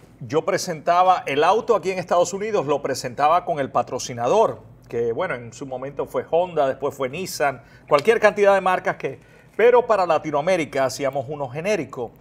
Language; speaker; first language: Spanish; native; Spanish